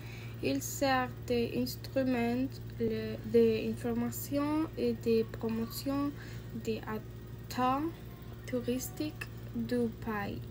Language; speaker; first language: French; non-native, learner; Spanish